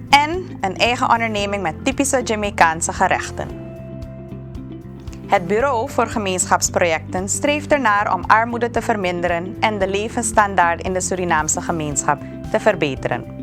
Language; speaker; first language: Dutch; native; Dutch